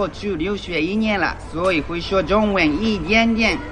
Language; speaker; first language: Chinese; non-native, learner; Japanese